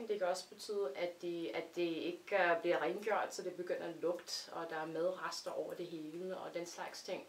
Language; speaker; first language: Danish; non-native, fluent; English